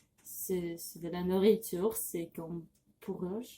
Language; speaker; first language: French; non-native, learner; Russian